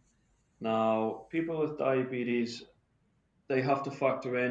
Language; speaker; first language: English; native; English